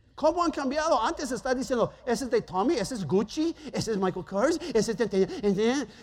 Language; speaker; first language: Spanish; non-native, fluent; German